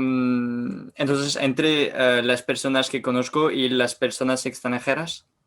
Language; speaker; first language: Spanish; non-native, learner; French